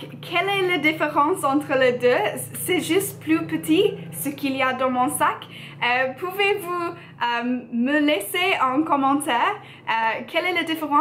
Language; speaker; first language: French; non-native, learner; English